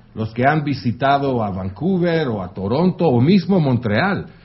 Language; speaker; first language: Spanish; non-native, fluent; French